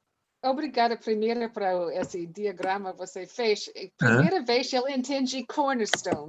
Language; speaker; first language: Portuguese; non-native, learner; English